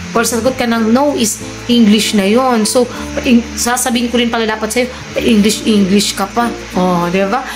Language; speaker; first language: Filipino; non-native, local second language; Cebuano